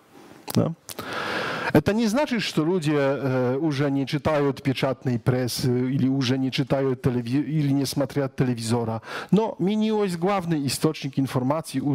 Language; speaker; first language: Russian; non-native, learner; Polish